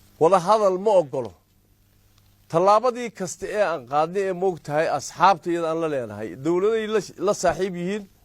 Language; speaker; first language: Somali; native; Somali